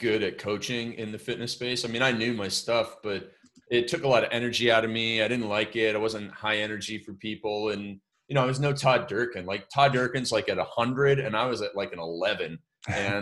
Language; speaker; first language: English; native; English